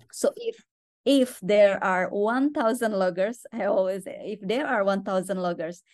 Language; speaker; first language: English; non-native, fluent; Indonesian